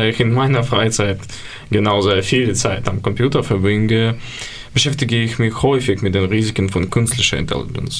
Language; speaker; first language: German; non-native, fluent; Ukrainian